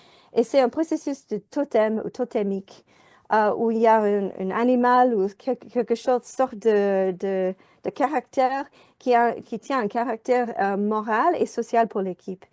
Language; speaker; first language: French; non-native, fluent; English